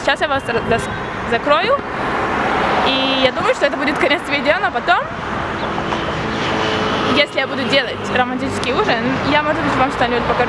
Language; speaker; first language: Russian; early bilingual, heritage; Russian